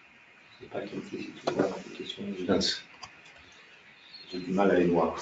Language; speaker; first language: French; native; French